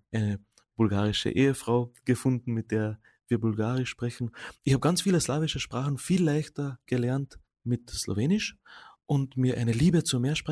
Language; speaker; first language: German; non-native, local second language; Slovenian